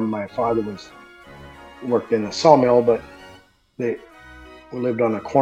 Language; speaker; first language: English; early bilingual, other home language; German